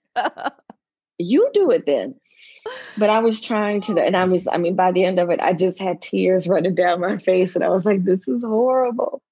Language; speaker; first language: English; native; English